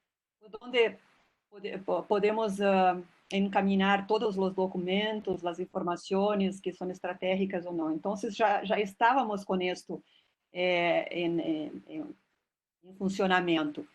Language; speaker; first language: Spanish; non-native, fluent; Portuguese